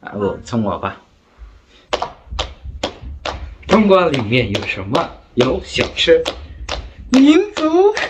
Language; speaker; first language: Chinese; non-native, fluent; Mongolian